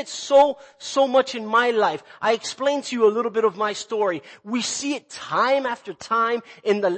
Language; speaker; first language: English; native; English